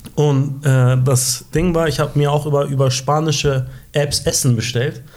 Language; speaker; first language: German; early bilingual, other home language; Turkish